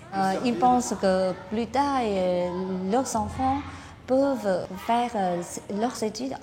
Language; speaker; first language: French; non-native, fluent; Vietnamese